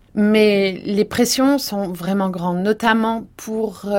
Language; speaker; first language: French; native; French